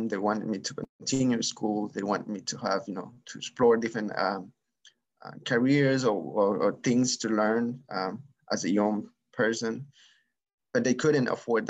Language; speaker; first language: English; non-native, fluent; Spanish